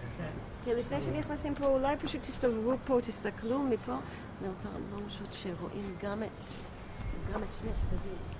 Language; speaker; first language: Hebrew; native; Hebrew